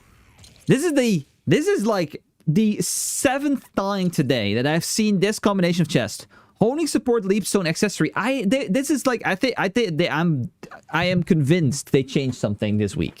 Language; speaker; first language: English; native; English